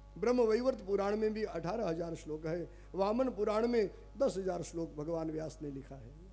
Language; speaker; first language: Hindi; non-native, local second language; Gujarati